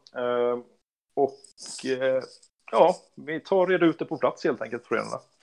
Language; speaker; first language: Swedish; native; Swedish